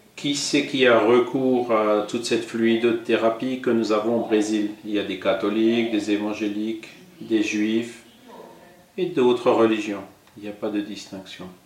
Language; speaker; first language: French; non-native, fluent; Portuguese